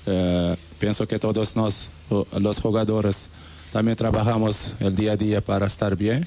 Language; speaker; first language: Spanish; non-native, learner; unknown